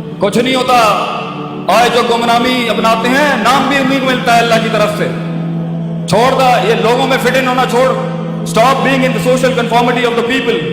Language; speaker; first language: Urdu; non-native, local second language; Punjabi